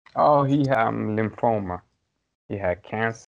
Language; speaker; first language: English; non-native, local second language; Somali